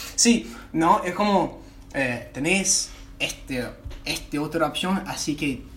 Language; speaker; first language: Spanish; non-native, fluent; English